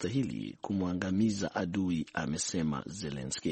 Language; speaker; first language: Swahili; non-native, local second language; Kikuyu